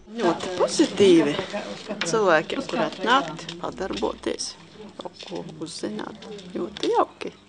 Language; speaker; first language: Latvian; native; Latvian